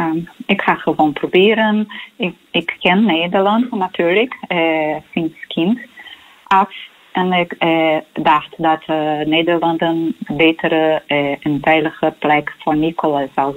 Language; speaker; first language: Dutch; non-native, local second language; Portuguese